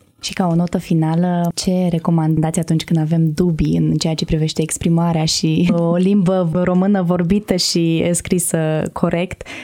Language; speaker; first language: Romanian; native; Romanian